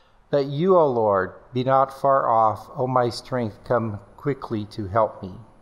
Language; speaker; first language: English; native; English